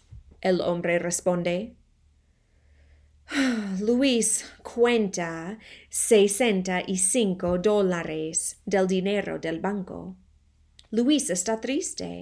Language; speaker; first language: Spanish; non-native, fluent; English